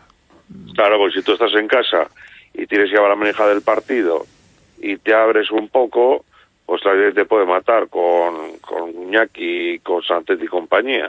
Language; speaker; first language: Spanish; native; Spanish